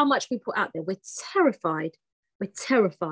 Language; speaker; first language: English; early bilingual, other home language; Greek